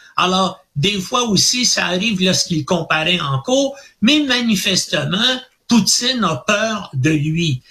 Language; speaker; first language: French; native; French